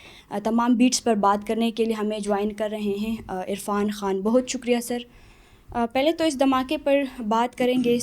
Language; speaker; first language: Urdu; non-native, local second language; Pashto